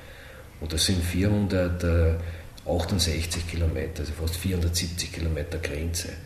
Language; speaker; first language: German; native; German